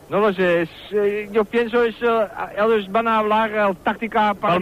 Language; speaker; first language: Spanish; non-native, learner; Dutch